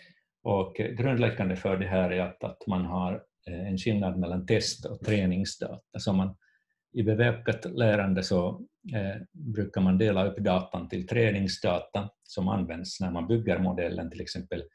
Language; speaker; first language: Swedish; non-native, fluent; Finnish